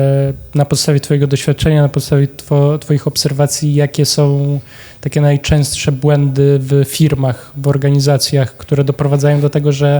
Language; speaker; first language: Polish; native; Polish